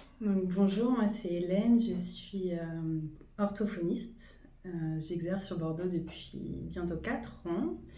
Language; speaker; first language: French; early bilingual, other home language; Portuguese